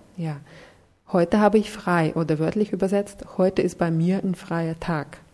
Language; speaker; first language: German; non-native, fluent; Russian